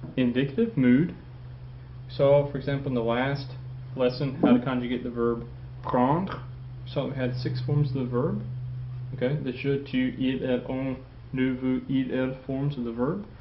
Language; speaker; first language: English; native; English